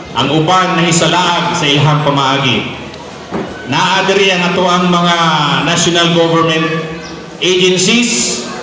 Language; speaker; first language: Cebuano; native; Cebuano